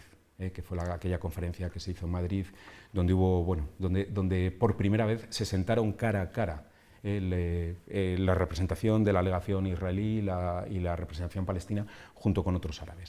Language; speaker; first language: Spanish; native; Spanish